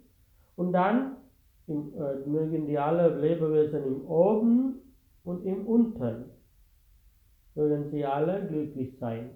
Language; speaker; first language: German; non-native, fluent; Sinhala